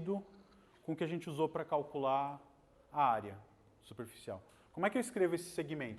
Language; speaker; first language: Portuguese; native; Portuguese